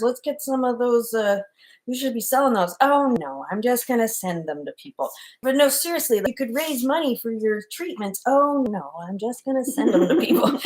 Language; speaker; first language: English; native; English